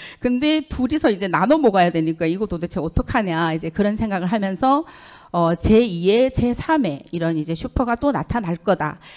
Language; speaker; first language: Korean; native; Korean